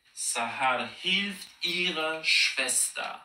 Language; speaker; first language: German; non-native, fluent; Persian